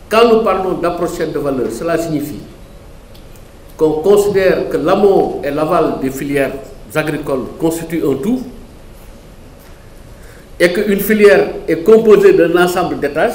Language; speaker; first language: French; non-native, local second language; Wolof